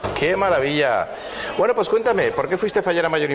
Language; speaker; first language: Spanish; native; Spanish